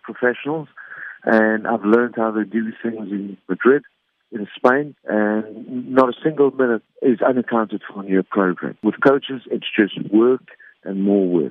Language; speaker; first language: English; native; English